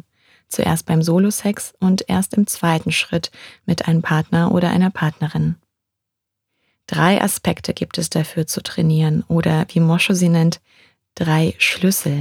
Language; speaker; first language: German; native; German